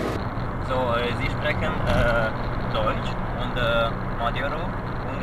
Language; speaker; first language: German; non-native, learner; Ukrainian